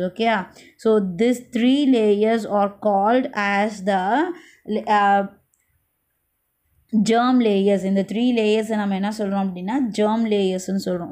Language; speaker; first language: English; non-native, local second language; Tamil